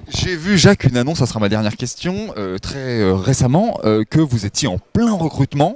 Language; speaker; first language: French; native; French